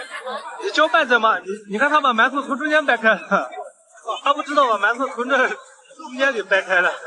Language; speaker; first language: Chinese; native; Chinese